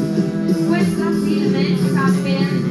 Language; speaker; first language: Italian; non-native, fluent; Spanish